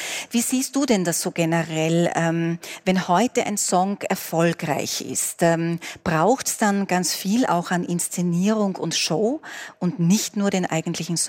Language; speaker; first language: German; native; German